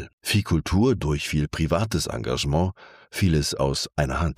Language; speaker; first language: German; native; German